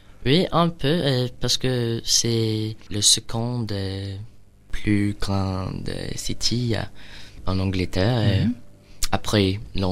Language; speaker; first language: French; non-native, learner; English